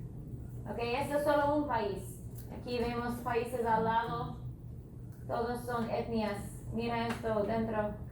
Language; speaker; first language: Spanish; non-native, fluent; English